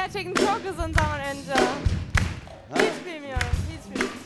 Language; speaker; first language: Turkish; non-native, learner; German